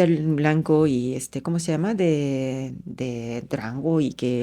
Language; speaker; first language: Spanish; non-native, fluent; Japanese